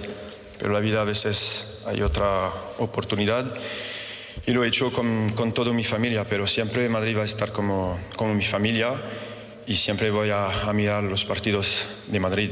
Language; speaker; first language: Spanish; non-native, fluent; French